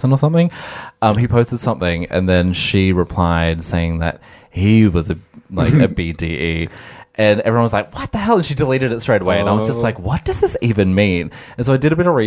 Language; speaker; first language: English; native; English